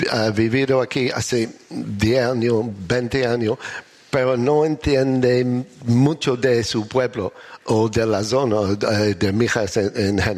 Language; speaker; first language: Spanish; non-native, learner; English